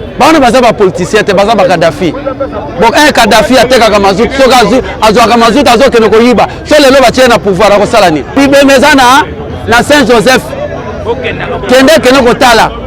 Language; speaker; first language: Lingala; native; Lingala